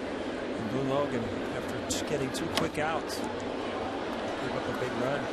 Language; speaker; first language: English; native; English